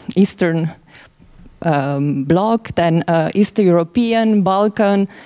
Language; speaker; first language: English; non-native, fluent; Romanian